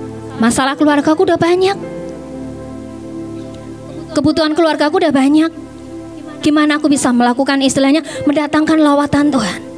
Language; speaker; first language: Indonesian; native; Indonesian